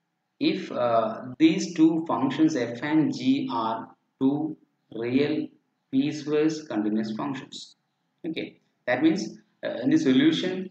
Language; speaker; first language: English; non-native, local second language; Malayalam